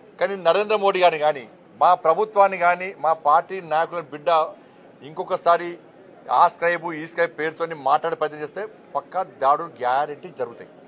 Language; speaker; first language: Telugu; native; Telugu